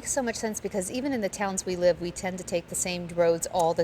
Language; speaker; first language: English; native; English